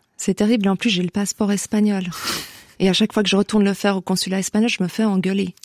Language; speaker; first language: French; native; French